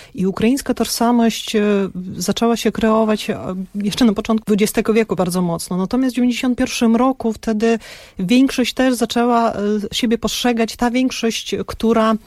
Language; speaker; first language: Polish; non-native, fluent; Ukrainian